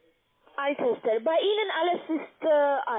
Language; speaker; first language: German; non-native, learner; Russian